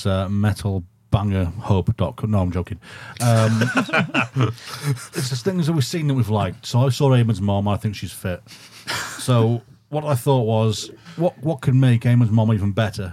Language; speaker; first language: English; native; English